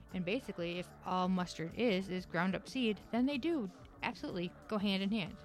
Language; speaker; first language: English; native; English